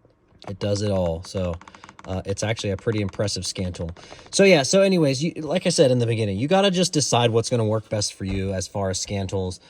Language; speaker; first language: English; native; English